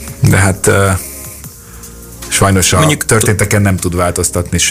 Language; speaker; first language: Hungarian; native; Hungarian